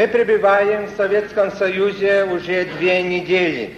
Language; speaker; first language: Russian; non-native, fluent; Polish